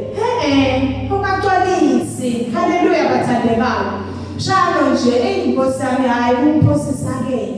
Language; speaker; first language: Zulu; non-native, local second language; Swati